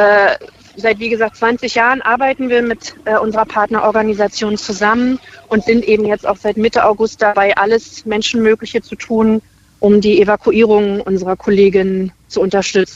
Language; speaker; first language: German; native; German